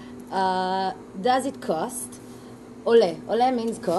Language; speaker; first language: English; non-native, fluent; Hebrew